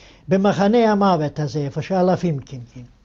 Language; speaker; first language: Hebrew; non-native, fluent; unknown